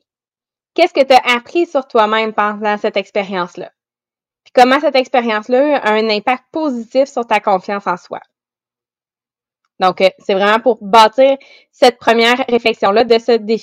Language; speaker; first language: French; native; French